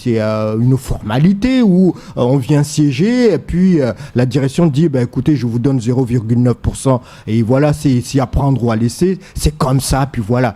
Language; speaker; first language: French; non-native, local second language; Comorian